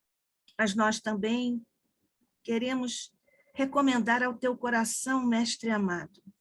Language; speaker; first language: Portuguese; native; Portuguese